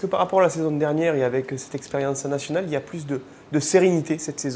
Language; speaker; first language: French; native; French